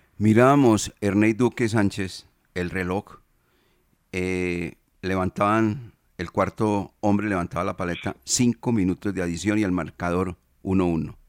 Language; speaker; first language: Spanish; native; Spanish